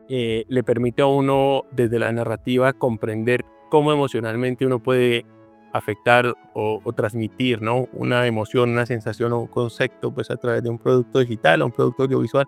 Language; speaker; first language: Spanish; native; Spanish